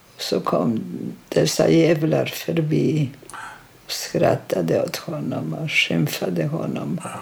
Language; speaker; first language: Swedish; non-native, fluent; Polish